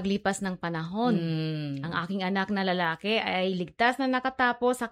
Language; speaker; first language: Filipino; non-native, local second language; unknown